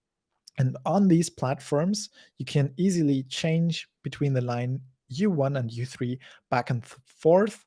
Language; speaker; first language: English; non-native, fluent; German